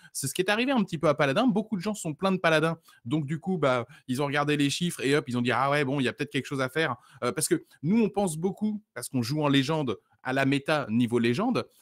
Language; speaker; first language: French; native; French